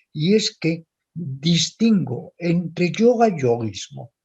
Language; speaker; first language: Spanish; native; Spanish